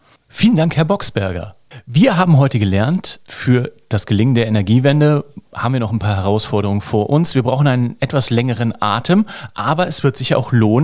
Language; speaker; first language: German; native; German